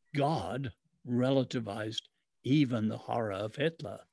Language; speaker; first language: English; early bilingual, other home language; Chinese